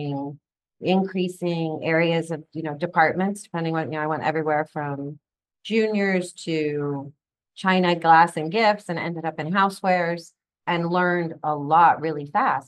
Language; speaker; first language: English; native; English